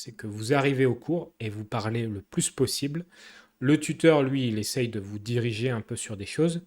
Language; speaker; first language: French; native; French